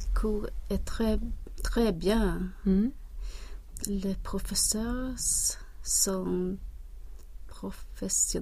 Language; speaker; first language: French; non-native, learner; Swedish